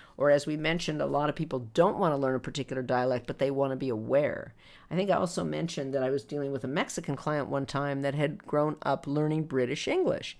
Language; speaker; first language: English; native; English